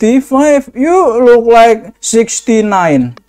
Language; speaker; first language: English; non-native, learner; Indonesian